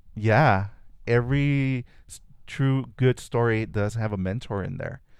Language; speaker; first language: English; early bilingual, other home language; Spanish